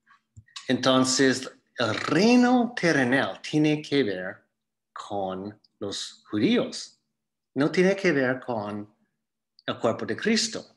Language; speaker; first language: Spanish; non-native, fluent; English